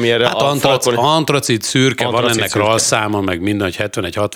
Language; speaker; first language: Hungarian; native; Hungarian